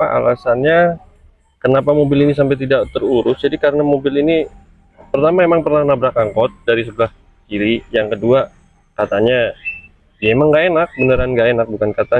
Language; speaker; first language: Indonesian; native; Indonesian